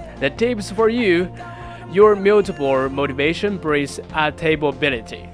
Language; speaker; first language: English; non-native, learner; Chinese